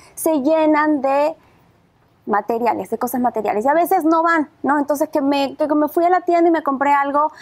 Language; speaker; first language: Spanish; native; Spanish